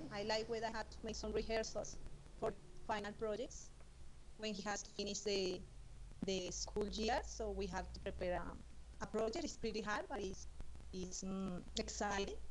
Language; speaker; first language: English; non-native, learner; Spanish